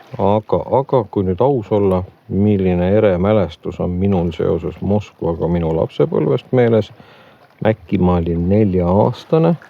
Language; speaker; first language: Estonian; native; Estonian